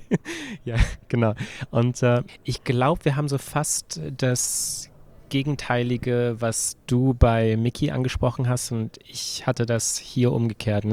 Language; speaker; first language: German; native; German